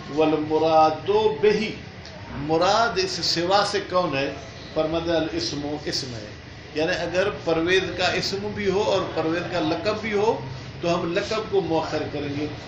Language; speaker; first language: Urdu; non-native, local second language; Sindhi